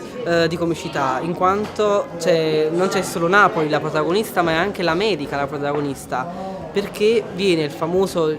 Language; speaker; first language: Italian; native; Italian